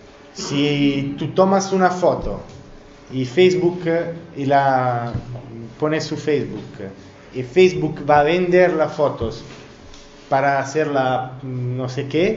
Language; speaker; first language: Spanish; non-native, learner; Italian